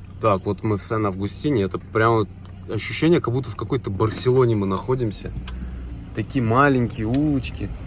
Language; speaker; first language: Russian; native; Russian